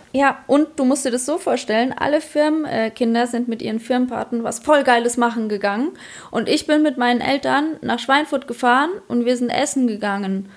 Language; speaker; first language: German; early bilingual, other home language; Polish